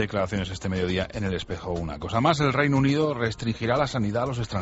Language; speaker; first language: Spanish; native; Spanish